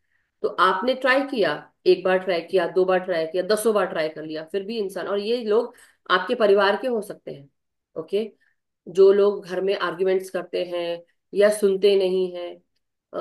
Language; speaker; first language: Hindi; native; Hindi